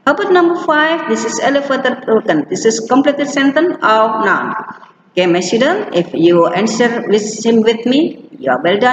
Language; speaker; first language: English; non-native, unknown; Indonesian